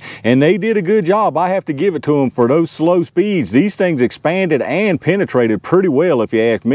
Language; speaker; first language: English; native; English